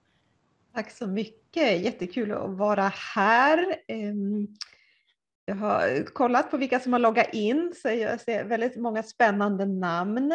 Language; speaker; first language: Swedish; native; Swedish